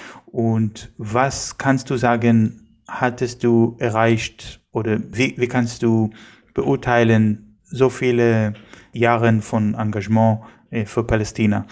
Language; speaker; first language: German; non-native, fluent; Hebrew